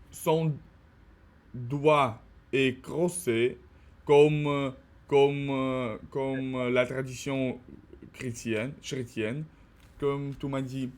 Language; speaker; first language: French; non-native, learner; Russian